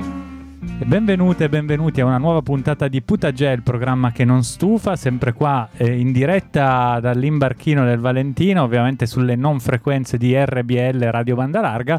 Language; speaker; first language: Italian; native; Italian